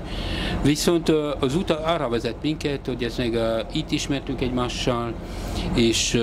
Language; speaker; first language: Hungarian; non-native, fluent; French